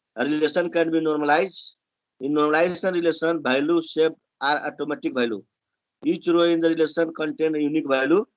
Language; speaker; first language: English; non-native, local second language; Nepali